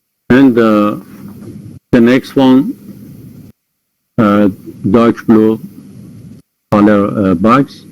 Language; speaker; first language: English; non-native, fluent; Persian